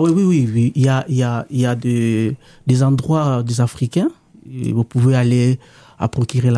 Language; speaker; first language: French; non-native, local second language; Lingala